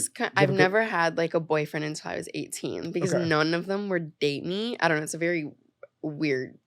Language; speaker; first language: English; native; English